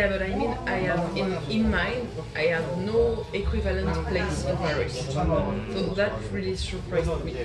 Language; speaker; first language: English; non-native, fluent; French